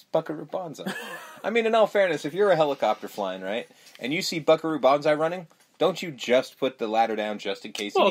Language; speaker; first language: English; native; English